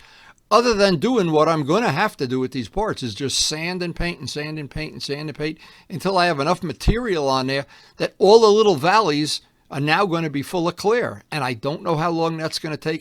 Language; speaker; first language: English; native; English